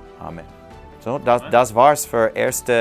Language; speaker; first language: German; non-native, learner; English